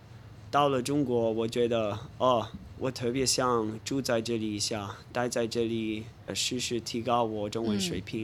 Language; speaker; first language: Chinese; non-native, fluent; English